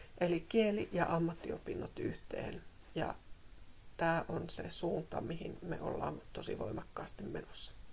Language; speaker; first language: Finnish; native; Finnish